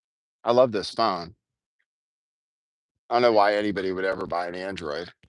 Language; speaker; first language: English; native; English